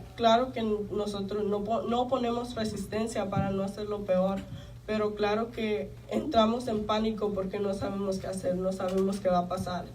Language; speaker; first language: Spanish; early bilingual, heritage; Spanish